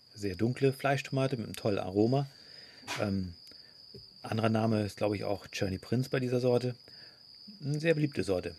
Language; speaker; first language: German; native; German